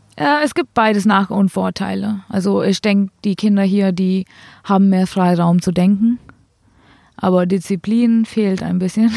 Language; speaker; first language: German; non-native, fluent; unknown